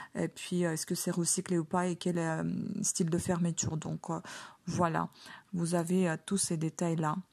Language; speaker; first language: French; non-native, fluent; Ukrainian